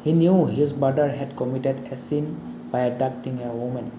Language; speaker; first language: English; non-native, local second language; Assamese